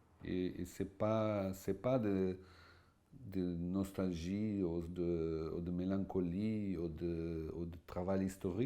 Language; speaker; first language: French; non-native, fluent; Portuguese